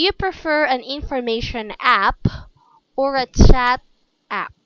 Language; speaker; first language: English; non-native, local second language; Filipino